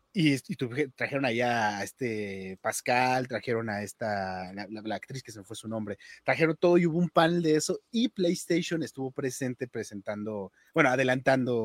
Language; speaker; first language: Spanish; native; Spanish